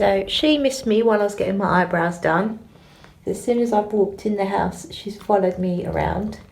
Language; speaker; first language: English; native; English